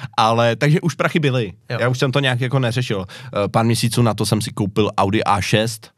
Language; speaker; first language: Czech; native; Czech